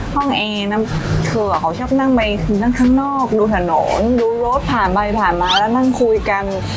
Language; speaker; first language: Thai; non-native, fluent; Vietnamese